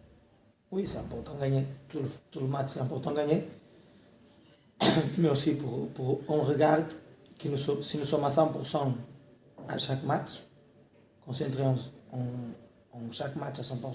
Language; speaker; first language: French; non-native, learner; Portuguese